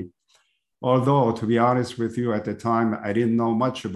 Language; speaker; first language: English; non-native, fluent; Korean